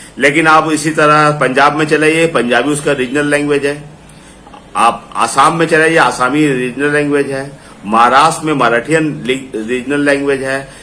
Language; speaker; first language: Hindi; non-native, local second language; Urdu